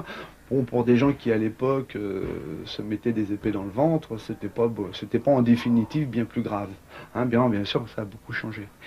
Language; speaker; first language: French; native; French